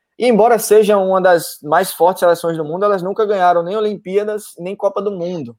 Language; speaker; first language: Portuguese; native; Portuguese